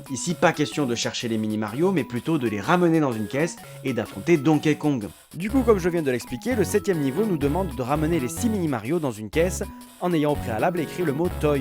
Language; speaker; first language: French; native; French